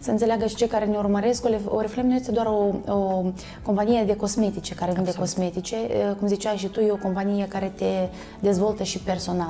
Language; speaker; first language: Romanian; native; Romanian